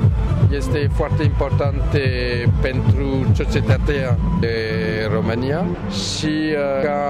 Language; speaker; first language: Romanian; non-native, learner; French